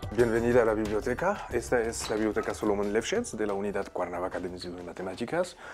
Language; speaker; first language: Spanish; non-native, fluent; Arabic